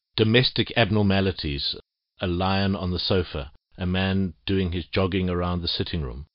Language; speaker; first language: English; native; English